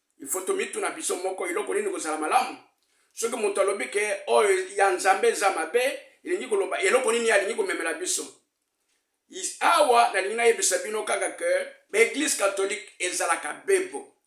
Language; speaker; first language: Lingala; non-native, local second language; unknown